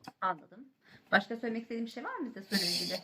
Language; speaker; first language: Turkish; native; Turkish